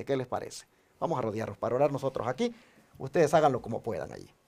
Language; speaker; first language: Spanish; native; Spanish